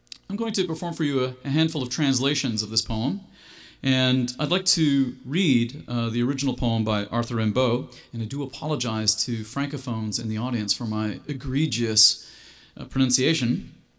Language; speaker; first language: English; native; English